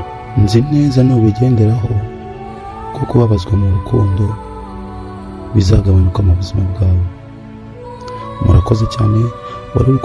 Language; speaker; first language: Kinyarwanda; native; Kinyarwanda